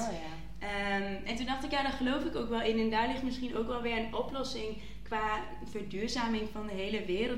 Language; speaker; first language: Dutch; native; Dutch